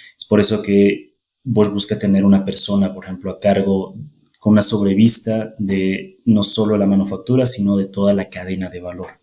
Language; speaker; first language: Spanish; native; Spanish